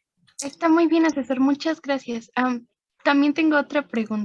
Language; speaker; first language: Spanish; native; Spanish